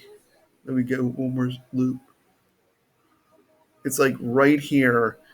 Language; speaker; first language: English; native; English